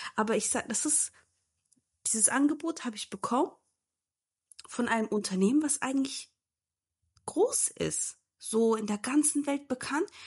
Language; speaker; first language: German; early bilingual, other home language; Turkish